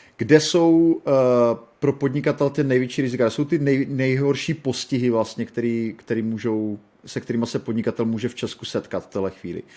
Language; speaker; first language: Czech; native; Czech